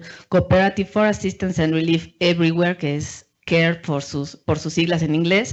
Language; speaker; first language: Spanish; native; Spanish